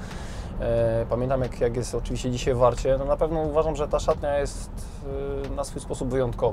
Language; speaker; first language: Polish; native; Polish